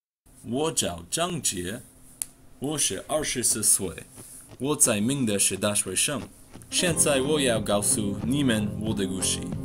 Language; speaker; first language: Chinese; non-native, learner; English